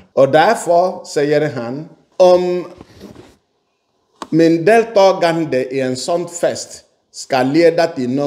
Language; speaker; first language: Swedish; non-native, fluent; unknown